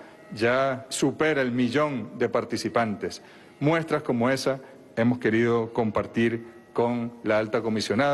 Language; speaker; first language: Spanish; native; Spanish